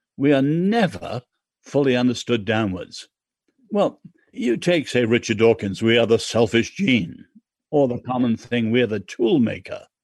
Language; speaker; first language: English; native; English